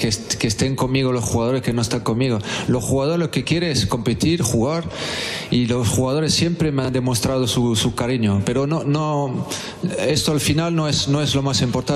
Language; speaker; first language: Spanish; non-native, fluent; French